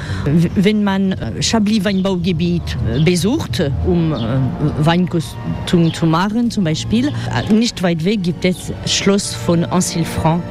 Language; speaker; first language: German; non-native, fluent; French